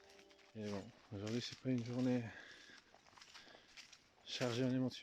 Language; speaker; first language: French; native; French